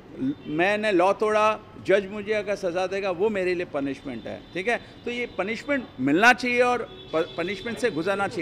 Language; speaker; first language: Hindi; native; Hindi